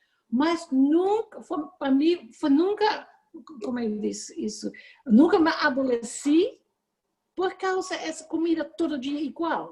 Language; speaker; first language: Portuguese; non-native, fluent; Dutch